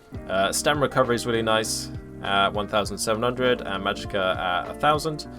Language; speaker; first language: English; native; English